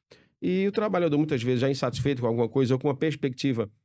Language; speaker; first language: Portuguese; native; Portuguese